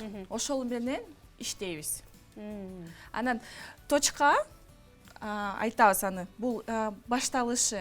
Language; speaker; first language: Kyrgyz; non-native, local second language; Russian